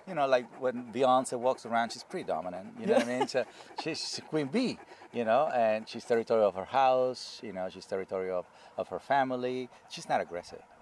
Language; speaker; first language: English; non-native, fluent; Spanish